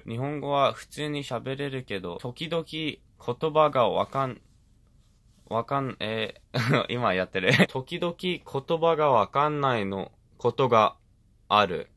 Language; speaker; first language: Japanese; early bilingual, heritage; English